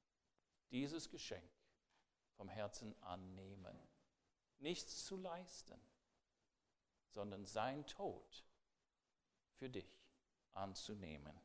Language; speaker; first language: German; non-native, fluent; English